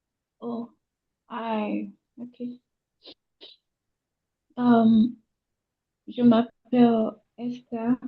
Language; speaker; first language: French; non-native, learner; Yoruba